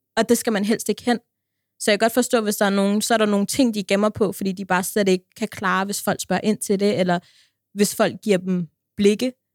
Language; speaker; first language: Danish; early bilingual, other home language; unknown